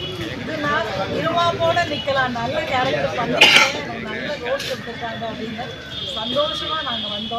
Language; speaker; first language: Tamil; non-native, fluent; English